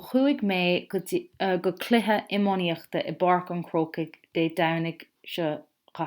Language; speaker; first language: Irish; non-native, local second language; English